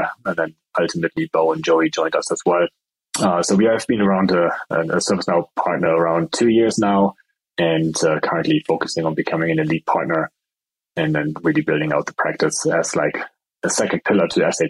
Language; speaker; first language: English; non-native, fluent; German